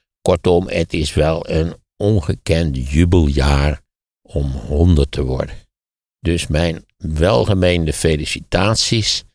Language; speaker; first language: Dutch; native; Dutch